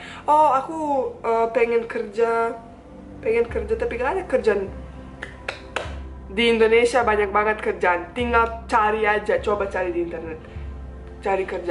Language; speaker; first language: Indonesian; non-native, fluent; Bosnian